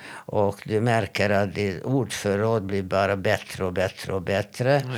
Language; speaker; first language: Swedish; non-native, fluent; Hebrew